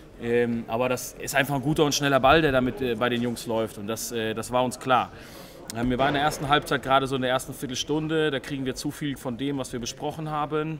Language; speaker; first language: German; native; German